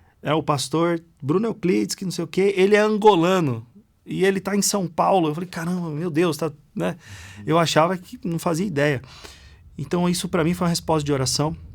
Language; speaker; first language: Portuguese; native; Portuguese